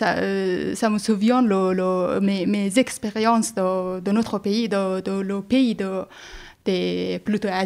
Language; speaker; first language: French; non-native, learner; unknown